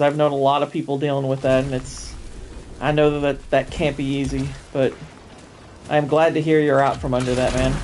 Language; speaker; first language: English; native; English